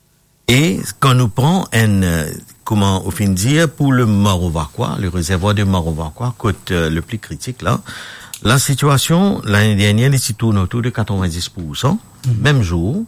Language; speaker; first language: French; non-native, local second language; Morisyen